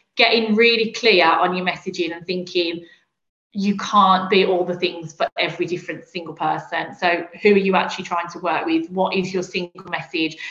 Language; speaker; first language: English; native; English